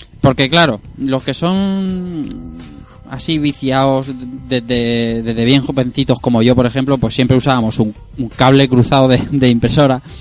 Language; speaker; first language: Spanish; native; Spanish